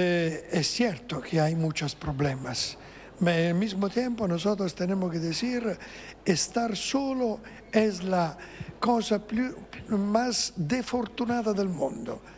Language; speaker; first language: Spanish; non-native, fluent; Italian